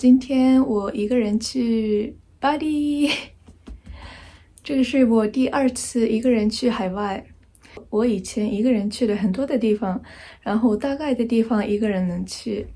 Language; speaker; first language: Chinese; non-native, learner; Japanese